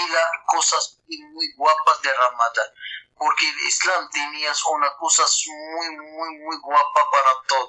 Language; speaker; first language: Spanish; non-native, learner; Arabic